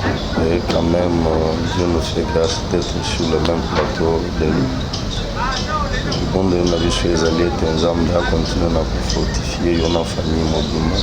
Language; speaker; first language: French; non-native, local second language; Lingala